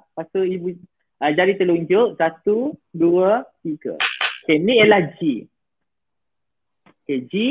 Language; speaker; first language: Malay; native; Malay